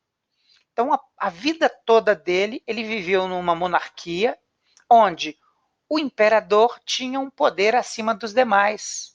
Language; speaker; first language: Portuguese; native; Portuguese